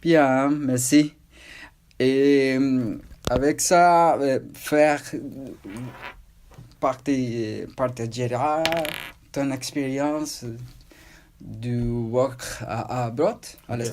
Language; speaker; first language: French; non-native, learner; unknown